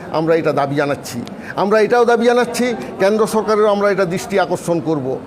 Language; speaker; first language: Bangla; non-native, local second language; Santali